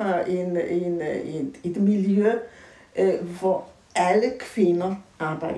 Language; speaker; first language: Danish; native; Danish